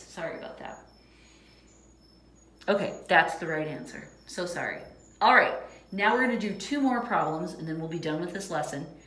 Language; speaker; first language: English; native; English